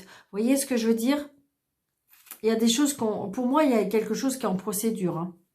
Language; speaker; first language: French; native; French